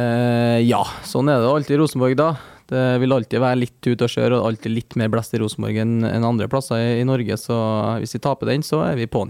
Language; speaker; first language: Norwegian; native; Norwegian